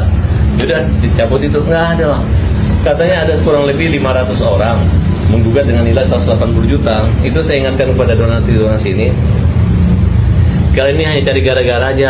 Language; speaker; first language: Indonesian; native; Indonesian